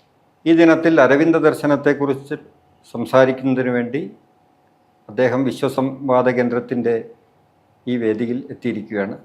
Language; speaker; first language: Malayalam; native; Malayalam